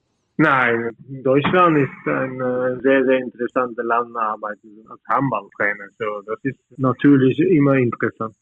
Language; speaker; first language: German; non-native, fluent; Norwegian